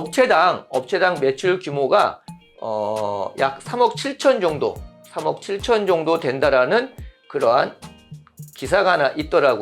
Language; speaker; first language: Korean; native; Korean